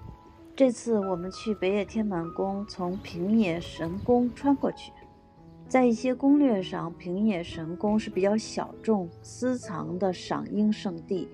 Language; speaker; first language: Chinese; native; Chinese